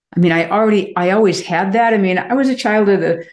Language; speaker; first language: English; native; English